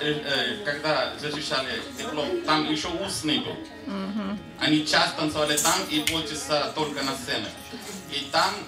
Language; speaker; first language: Russian; non-native, fluent; Hindi